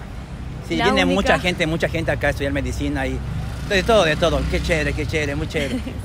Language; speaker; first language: Spanish; native; Spanish